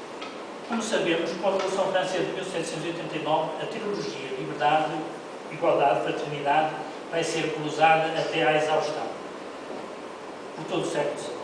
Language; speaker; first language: Portuguese; native; Portuguese